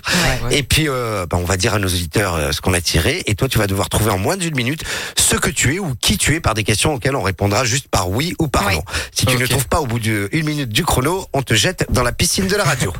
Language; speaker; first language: French; native; French